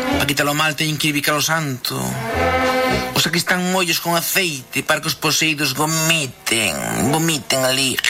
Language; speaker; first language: Galician; native; Galician